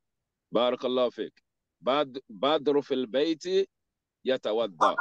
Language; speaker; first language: Arabic; non-native, learner; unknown